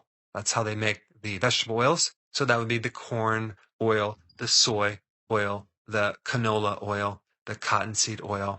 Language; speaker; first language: English; native; English